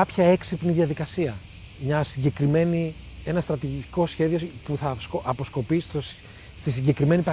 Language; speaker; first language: Greek; native; Greek